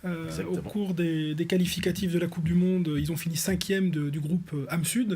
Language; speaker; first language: French; native; French